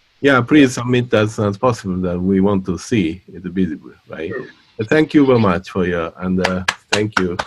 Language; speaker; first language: English; non-native, fluent; Japanese